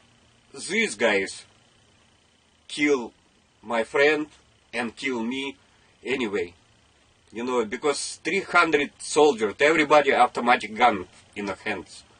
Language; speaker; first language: English; non-native, learner; Russian